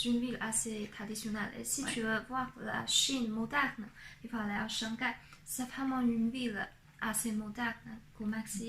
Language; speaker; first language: French; non-native, fluent; Chinese